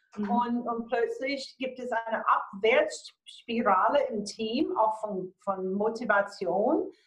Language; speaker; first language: German; non-native, fluent; English